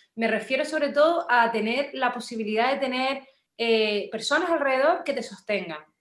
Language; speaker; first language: Spanish; native; Spanish